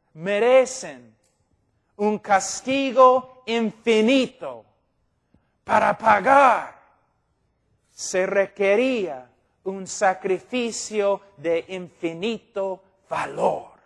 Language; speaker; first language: Spanish; non-native, fluent; English